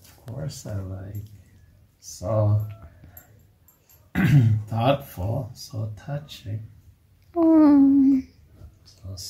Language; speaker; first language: English; non-native, learner; Nepali